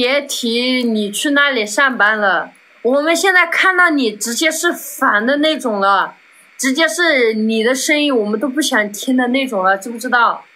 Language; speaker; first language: Chinese; native; Chinese